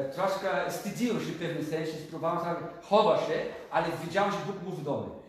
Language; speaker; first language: Polish; non-native, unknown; Portuguese